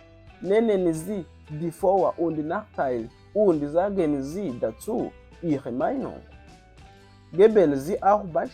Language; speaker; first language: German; non-native, fluent; Kinyarwanda